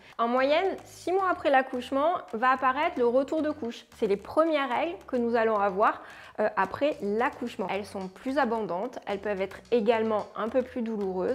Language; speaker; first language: French; native; French